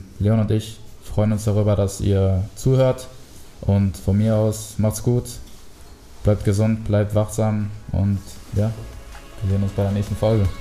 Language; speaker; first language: German; early bilingual, other home language; Spanish